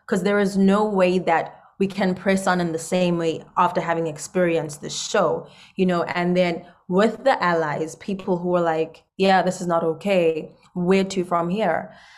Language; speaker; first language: English; non-native, local second language; Zulu